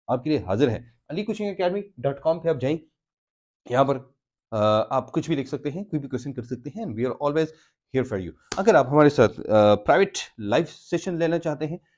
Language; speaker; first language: Urdu; non-native, local second language; Pashto